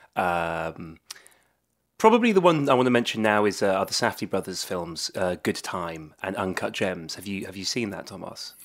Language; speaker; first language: English; native; English